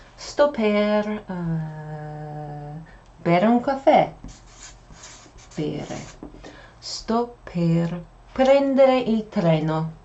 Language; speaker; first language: Italian; non-native, fluent; English